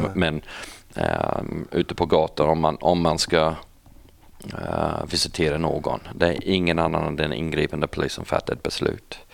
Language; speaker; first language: Swedish; non-native, fluent; English